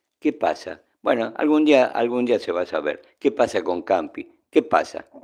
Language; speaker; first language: Spanish; native; Spanish